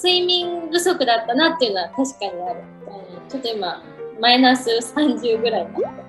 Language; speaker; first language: Japanese; native; Japanese